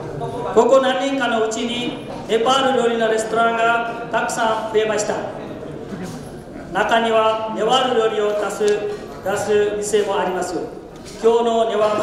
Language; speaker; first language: Japanese; non-native, fluent; Newari